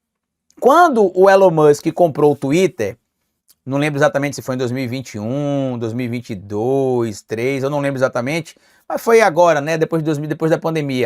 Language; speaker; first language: Portuguese; native; Portuguese